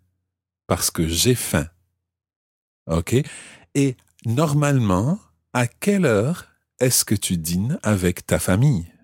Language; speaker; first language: French; non-native, fluent; English